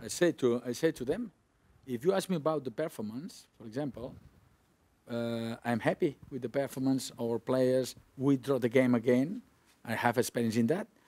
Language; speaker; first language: English; non-native, fluent; Spanish